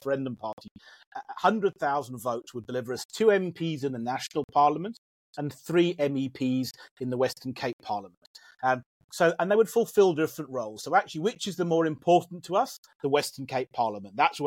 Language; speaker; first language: English; native; English